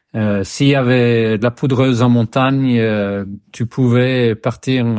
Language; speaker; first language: French; non-native, fluent; Swedish